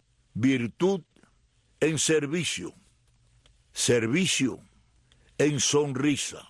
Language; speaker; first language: Spanish; native; Spanish